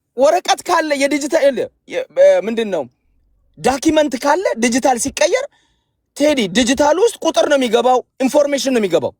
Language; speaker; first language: Amharic; native; Amharic